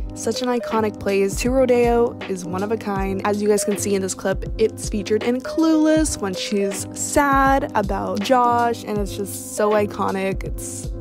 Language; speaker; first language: English; native; English